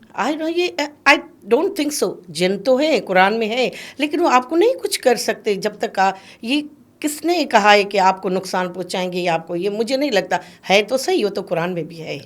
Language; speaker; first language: Urdu; non-native, local second language; Sindhi